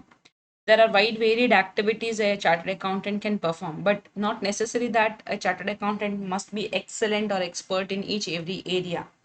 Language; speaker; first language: English; non-native, local second language; Kannada